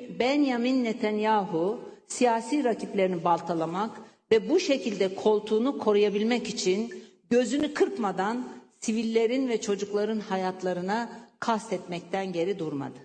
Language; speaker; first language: Turkish; native; Turkish